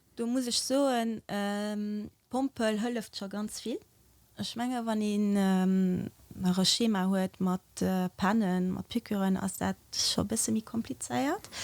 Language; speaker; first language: Luxembourgish; early bilingual, other home language; Portuguese